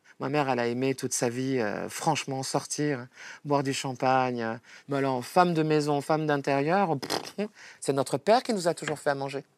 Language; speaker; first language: French; native; French